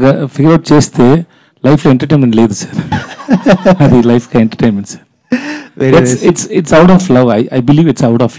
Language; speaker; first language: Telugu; non-native, learner; Tamil